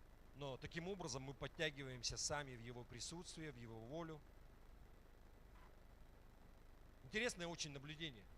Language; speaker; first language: Russian; native; Russian